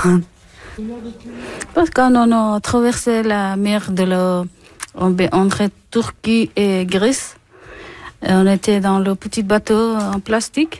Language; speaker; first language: French; non-native, learner; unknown